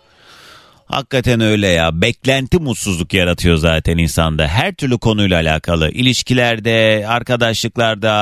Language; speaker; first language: Turkish; native; Turkish